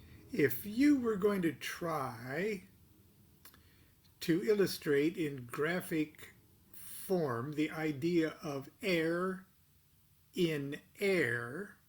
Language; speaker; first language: English; native; English